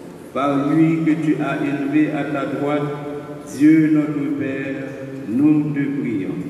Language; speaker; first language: French; non-native, local second language; Haitian Creole